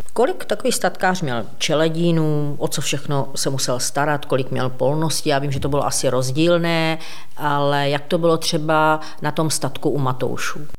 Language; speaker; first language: Czech; native; Czech